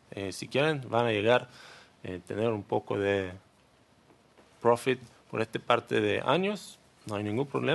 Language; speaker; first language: Spanish; non-native, learner; Hebrew